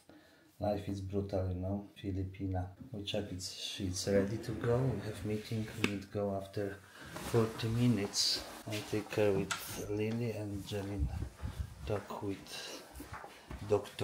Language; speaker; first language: English; non-native, learner; Polish